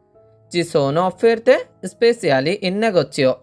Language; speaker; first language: Italian; non-native, fluent; Bangla